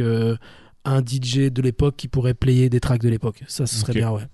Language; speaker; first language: French; native; French